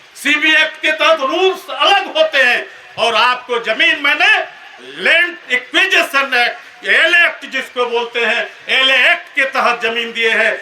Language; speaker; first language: Hindi; native; Hindi